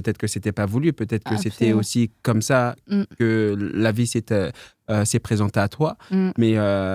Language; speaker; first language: French; native; French